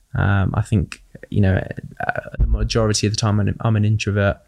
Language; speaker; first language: English; native; English